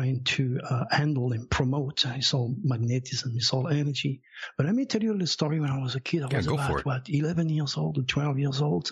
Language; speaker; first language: English; non-native, fluent; French